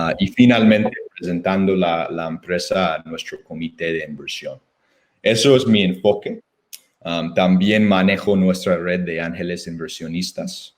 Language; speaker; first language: Spanish; non-native, fluent; English